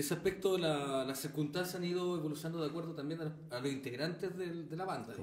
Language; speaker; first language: Spanish; native; Spanish